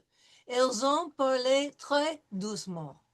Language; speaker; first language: French; non-native, fluent; English